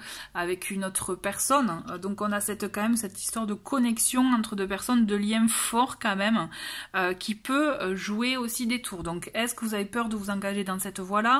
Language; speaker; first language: French; native; French